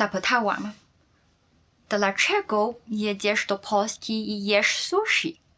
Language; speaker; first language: Polish; non-native, fluent; Chinese